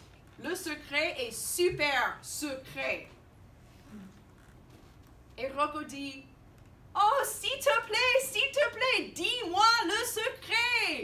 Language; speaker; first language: French; non-native, fluent; English